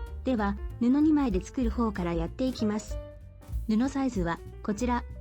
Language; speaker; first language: Japanese; native; Japanese